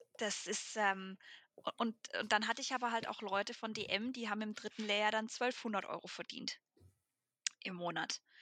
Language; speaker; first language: German; native; German